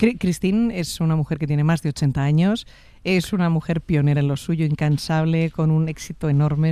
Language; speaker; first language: Spanish; native; Spanish